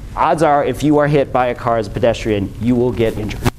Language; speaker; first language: English; native; English